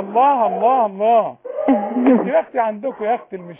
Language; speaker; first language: Arabic; native; Arabic